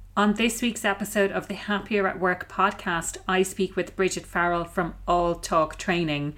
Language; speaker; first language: English; native; English